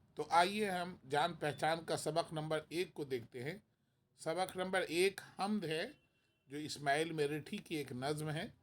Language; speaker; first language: Urdu; native; Urdu